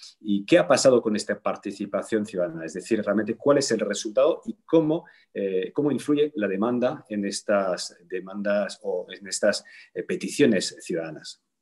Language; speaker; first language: Spanish; native; Spanish